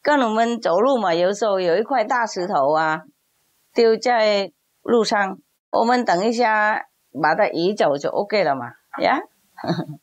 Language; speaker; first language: Chinese; non-native, fluent; Vietnamese